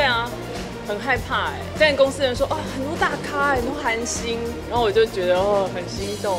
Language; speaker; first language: Chinese; native; Chinese